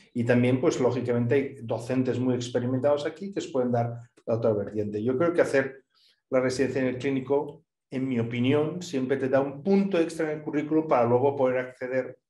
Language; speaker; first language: Spanish; native; Spanish